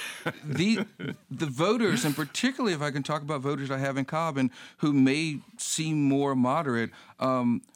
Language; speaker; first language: English; native; English